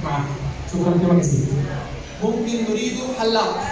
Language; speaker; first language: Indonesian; non-native, learner; Arabic